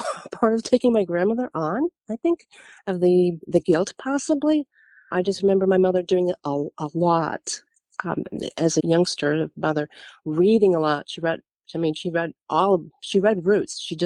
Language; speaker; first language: English; early bilingual, other home language; German